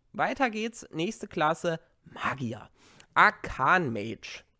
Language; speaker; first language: German; native; German